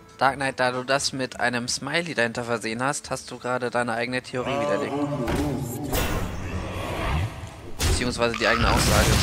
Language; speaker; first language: German; native; German